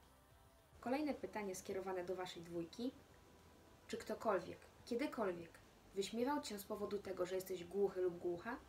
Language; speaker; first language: Polish; native; Polish